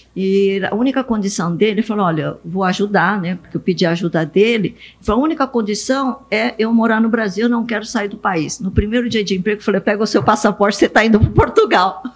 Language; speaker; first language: Portuguese; early bilingual, other home language; Japanese